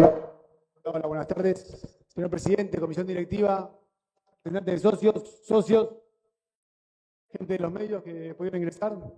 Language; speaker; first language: Spanish; native; Spanish